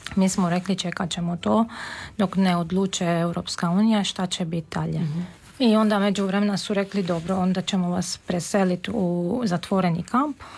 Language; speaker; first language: Serbian; non-native, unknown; Armenian